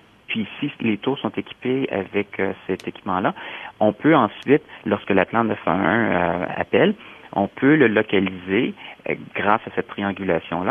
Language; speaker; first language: French; native; French